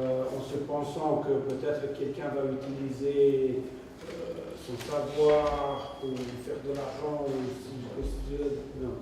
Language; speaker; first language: French; non-native, fluent; Serbian